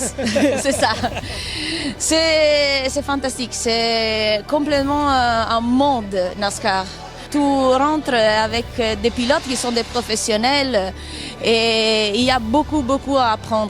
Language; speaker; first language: French; non-native, fluent; Italian